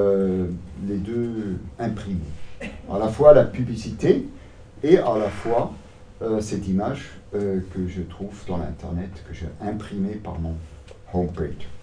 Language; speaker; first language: French; non-native, local second language; German